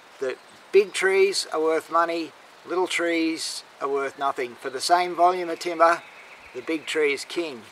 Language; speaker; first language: English; native; English